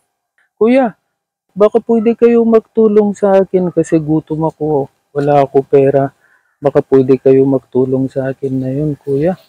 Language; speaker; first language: Filipino; non-native, learner; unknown